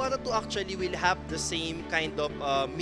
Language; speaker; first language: English; non-native, local second language; Filipino